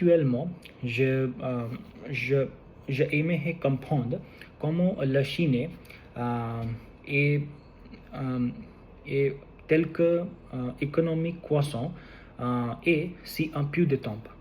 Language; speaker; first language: French; non-native, learner; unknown